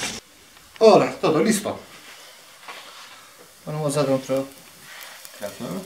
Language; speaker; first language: Spanish; non-native, learner; Turkish